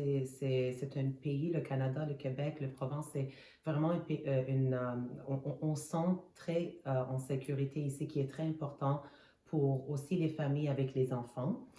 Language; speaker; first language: French; non-native, fluent; Armenian